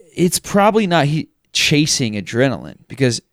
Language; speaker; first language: English; native; English